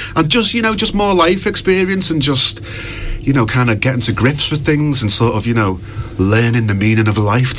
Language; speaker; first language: English; native; English